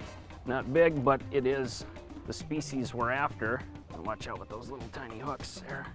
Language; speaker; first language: English; native; English